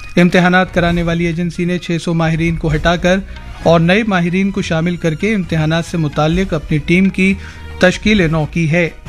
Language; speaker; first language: Urdu; native; Urdu